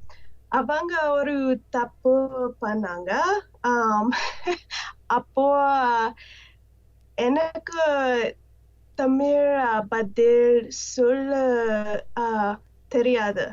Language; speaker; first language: Tamil; non-native, learner; English